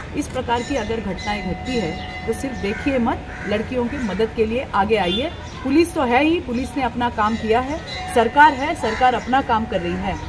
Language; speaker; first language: Hindi; non-native, local second language; Marathi